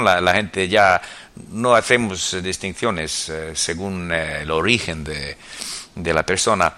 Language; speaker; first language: Spanish; non-native, fluent; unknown